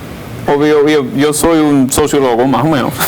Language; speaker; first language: Spanish; non-native, fluent; English